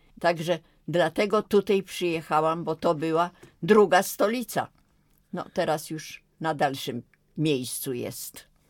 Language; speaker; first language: Polish; native; Polish